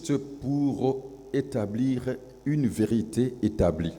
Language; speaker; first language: French; non-native, local second language; Lingala